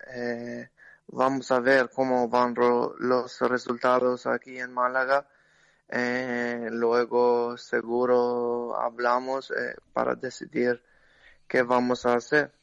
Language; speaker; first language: Spanish; non-native, learner; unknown